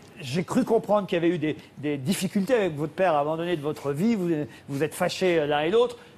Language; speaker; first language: French; native; French